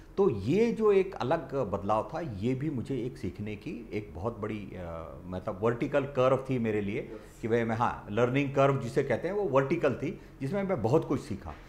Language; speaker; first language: Hindi; non-native, local second language; Marathi